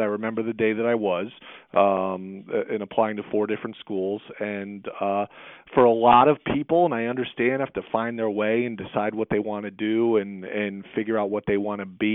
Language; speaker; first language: English; native; English